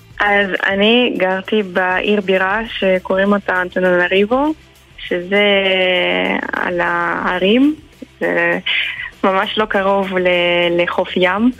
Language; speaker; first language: Hebrew; early bilingual, heritage; Hebrew